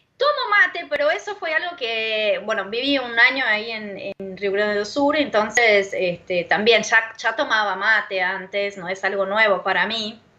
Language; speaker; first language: Spanish; non-native, fluent; Portuguese